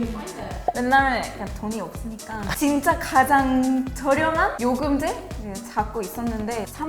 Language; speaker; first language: Korean; non-native, fluent; Spanish